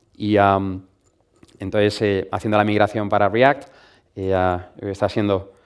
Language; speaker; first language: Spanish; native; Spanish